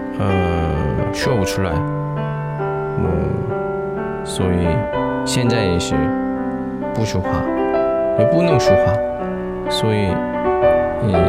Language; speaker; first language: Chinese; non-native, learner; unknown